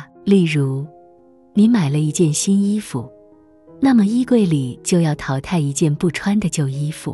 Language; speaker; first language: Chinese; native; Chinese